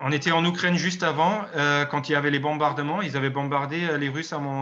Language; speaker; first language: French; non-native, fluent; German